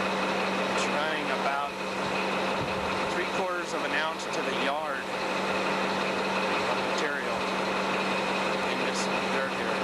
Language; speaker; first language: English; native; English